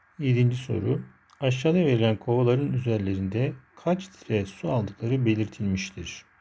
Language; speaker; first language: Turkish; native; Turkish